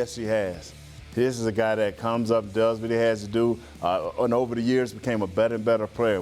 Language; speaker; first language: English; native; English